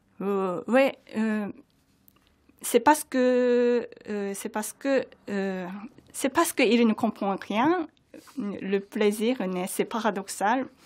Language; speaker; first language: French; non-native, fluent; Japanese